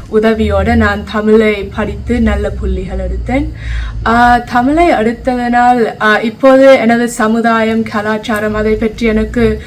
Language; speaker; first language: Tamil; early bilingual, heritage; Tamil